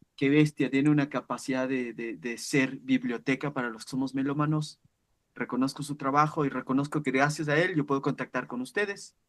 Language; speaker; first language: Spanish; native; Spanish